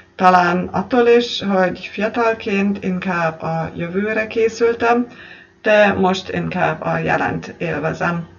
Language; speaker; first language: Hungarian; non-native, fluent; German